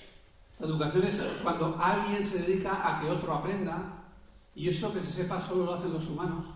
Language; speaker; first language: Spanish; native; Spanish